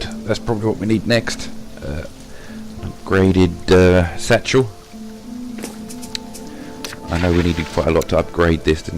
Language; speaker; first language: English; native; English